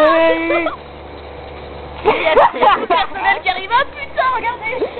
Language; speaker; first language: French; native; French